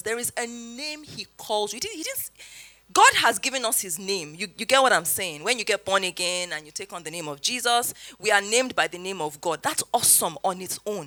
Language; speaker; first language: English; non-native, local second language; Yoruba